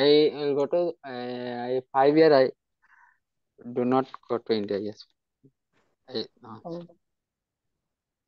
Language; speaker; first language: English; non-native, learner; Hindi